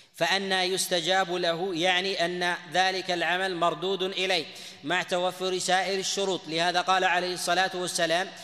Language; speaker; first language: Arabic; native; Arabic